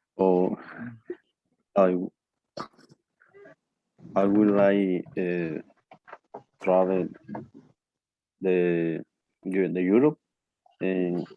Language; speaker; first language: English; non-native, learner; Spanish